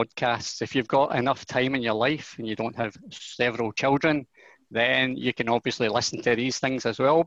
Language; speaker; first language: English; native; English